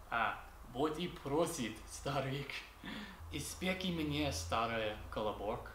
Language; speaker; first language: Russian; non-native, learner; English